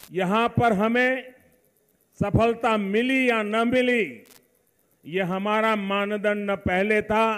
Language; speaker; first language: Hindi; non-native, local second language; Gujarati